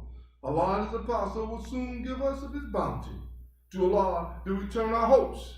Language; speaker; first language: English; native; English